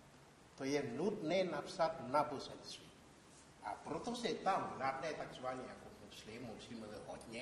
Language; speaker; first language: Czech; non-native, learner; Indonesian